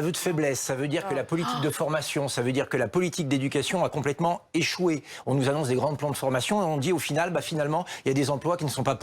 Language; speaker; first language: French; native; French